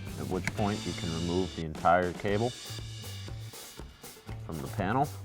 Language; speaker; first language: English; native; English